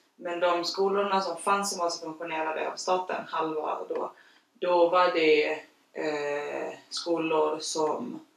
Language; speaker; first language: Swedish; non-native, fluent; Spanish